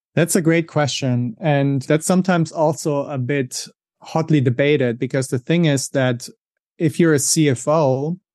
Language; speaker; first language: English; non-native, fluent; German